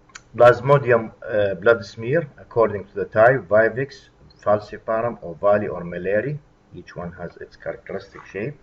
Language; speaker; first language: English; non-native, fluent; Arabic